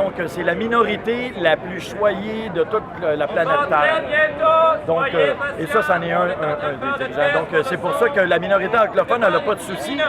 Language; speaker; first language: French; native; French